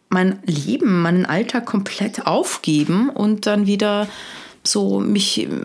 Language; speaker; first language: German; native; German